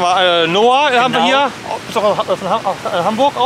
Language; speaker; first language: German; native; German